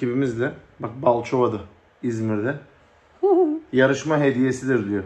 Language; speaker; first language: Turkish; native; Turkish